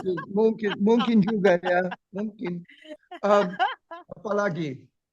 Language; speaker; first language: Indonesian; non-native, fluent; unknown